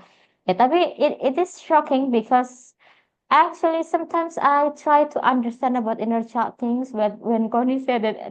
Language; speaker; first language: English; non-native, fluent; Indonesian